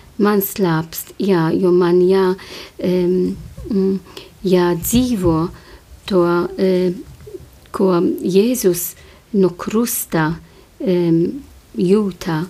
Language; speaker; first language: Latvian; non-native, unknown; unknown